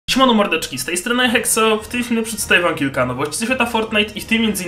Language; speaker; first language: Polish; native; Polish